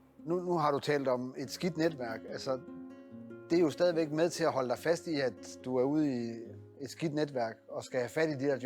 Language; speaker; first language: Danish; native; Danish